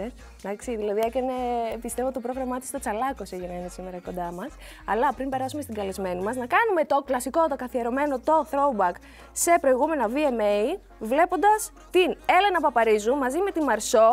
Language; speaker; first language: Greek; native; Greek